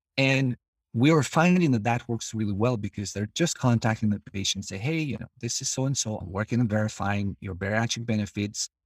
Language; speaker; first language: English; non-native, fluent; Albanian